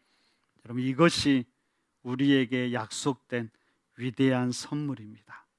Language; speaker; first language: Korean; native; Korean